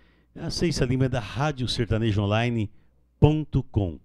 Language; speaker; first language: Portuguese; native; Portuguese